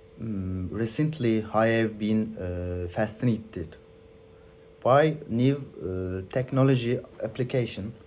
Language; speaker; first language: English; non-native, learner; Turkish